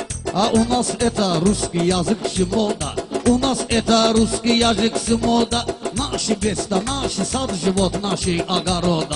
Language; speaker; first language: Russian; non-native, learner; Talysh